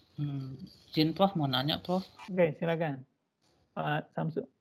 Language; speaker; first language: Indonesian; native; Indonesian